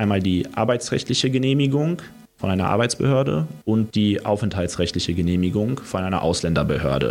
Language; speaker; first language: German; early bilingual, other home language; Romanian